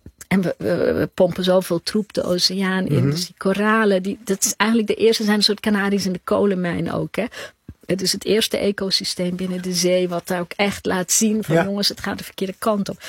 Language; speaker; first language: Dutch; native; Dutch